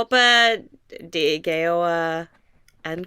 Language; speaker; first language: Danish; non-native, learner; English